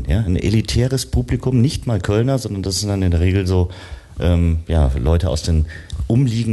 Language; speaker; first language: German; native; German